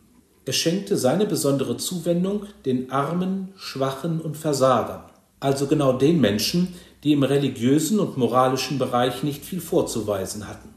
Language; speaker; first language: German; native; German